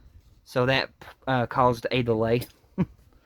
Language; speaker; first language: English; native; English